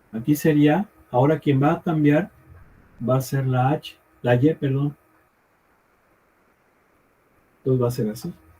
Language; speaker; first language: Spanish; native; Spanish